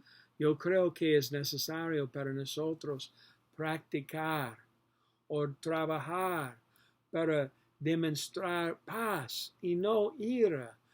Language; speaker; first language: Spanish; non-native, learner; English